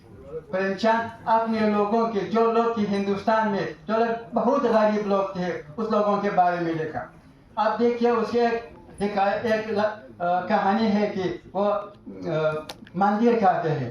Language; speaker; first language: Hindi; non-native, fluent; Tajik